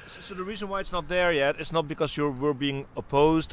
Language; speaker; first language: English; non-native, fluent; Dutch